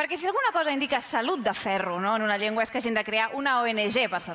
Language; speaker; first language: Catalan; native; Catalan